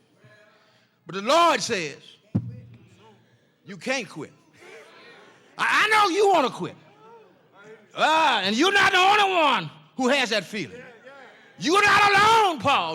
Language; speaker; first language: English; native; English